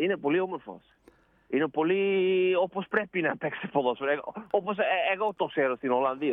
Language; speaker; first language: Greek; non-native, learner; Dutch